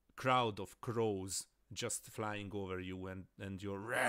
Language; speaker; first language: English; non-native, fluent; Hungarian